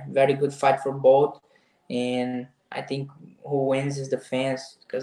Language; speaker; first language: English; non-native, fluent; Portuguese